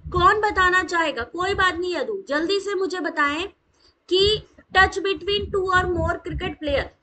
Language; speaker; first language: Hindi; native; Hindi